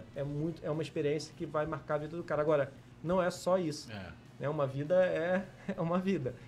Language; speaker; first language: Portuguese; native; Portuguese